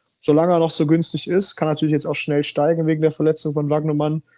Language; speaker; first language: German; native; German